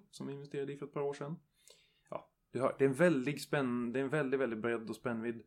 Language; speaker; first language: Swedish; native; Swedish